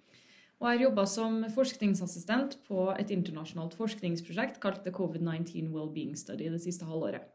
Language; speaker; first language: Norwegian; native; Norwegian